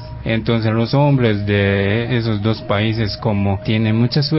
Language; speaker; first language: Spanish; non-native, fluent; Japanese